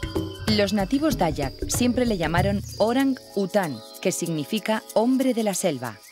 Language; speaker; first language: Spanish; native; Spanish